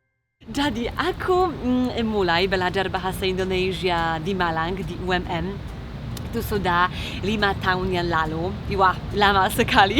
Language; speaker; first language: Indonesian; non-native, fluent; Polish